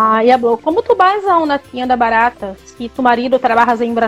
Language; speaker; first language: Spanish; non-native, fluent; Portuguese